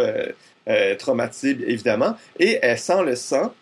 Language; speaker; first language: French; native; French